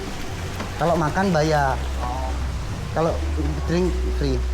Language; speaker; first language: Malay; non-native, local second language; Indonesian